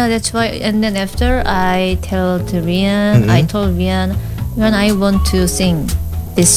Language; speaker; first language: English; non-native, learner; Korean